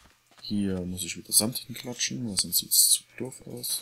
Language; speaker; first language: German; native; German